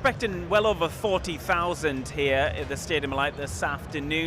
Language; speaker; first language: English; native; English